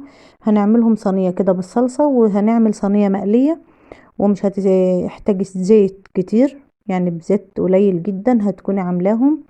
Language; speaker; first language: Arabic; native; Arabic